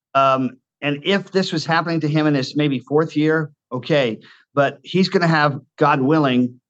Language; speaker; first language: English; native; English